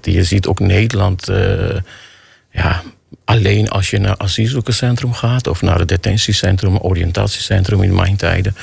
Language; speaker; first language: Dutch; non-native, fluent; Armenian